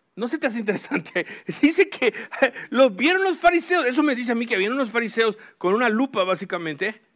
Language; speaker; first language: Spanish; early bilingual, heritage; Spanish